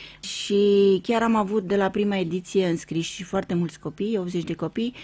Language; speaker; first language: Romanian; native; Romanian